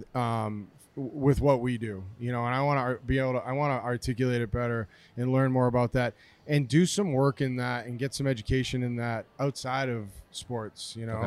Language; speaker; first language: English; native; English